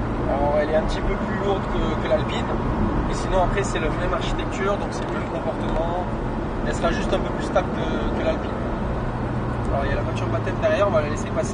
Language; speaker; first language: French; native; French